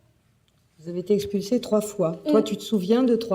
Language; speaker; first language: French; native; French